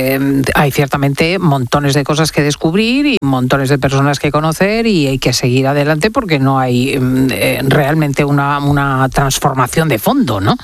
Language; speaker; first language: Spanish; native; Spanish